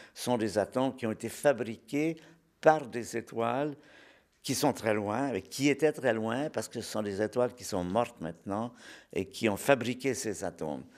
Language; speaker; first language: French; native; French